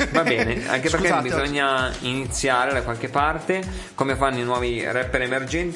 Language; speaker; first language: Italian; native; Italian